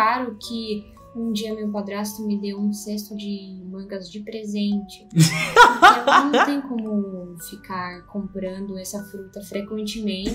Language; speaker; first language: Portuguese; non-native, fluent; Russian